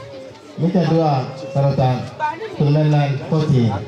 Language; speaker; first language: Finnish; non-native, fluent; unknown